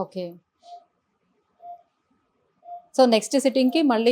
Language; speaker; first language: Telugu; native; Telugu